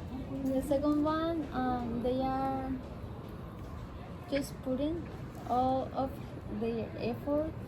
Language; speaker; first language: English; non-native, learner; Spanish